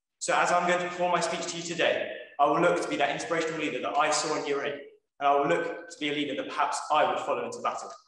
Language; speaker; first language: English; native; English